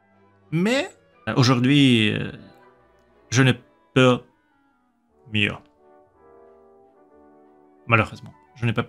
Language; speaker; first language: French; non-native, learner; Russian